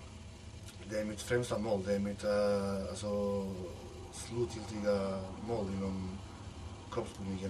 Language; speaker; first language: Swedish; non-native, fluent; Macedonian